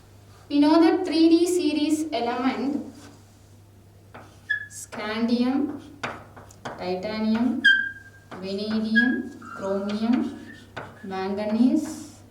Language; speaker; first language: English; non-native, local second language; Tamil